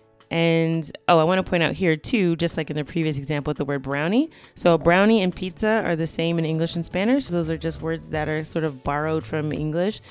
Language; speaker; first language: English; native; English